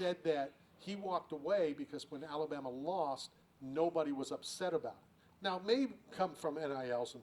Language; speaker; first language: English; native; English